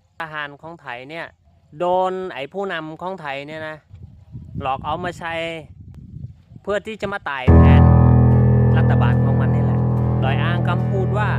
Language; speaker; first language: Thai; non-native, fluent; Khmer